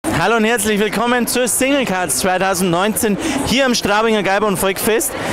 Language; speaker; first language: German; native; German